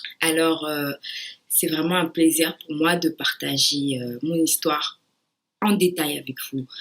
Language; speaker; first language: French; early bilingual, other home language; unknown